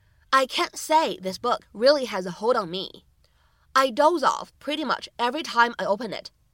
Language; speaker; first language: English; non-native, fluent; Chinese